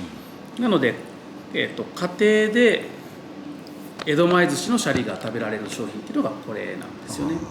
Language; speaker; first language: Japanese; native; Japanese